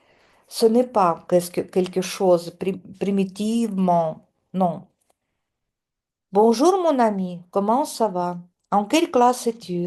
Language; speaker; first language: French; non-native, fluent; Russian